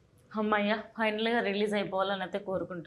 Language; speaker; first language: Telugu; native; Telugu